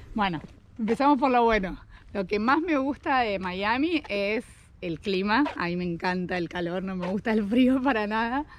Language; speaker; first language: Spanish; native; Spanish